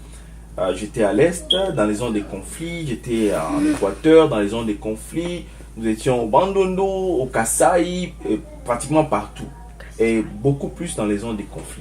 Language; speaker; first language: French; non-native, local second language; Lingala